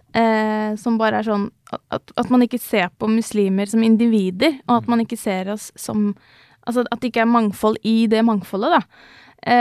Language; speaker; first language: Norwegian; early bilingual, other home language; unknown